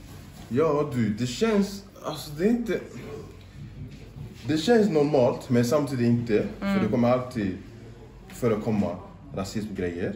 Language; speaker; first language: Swedish; non-native, local second language; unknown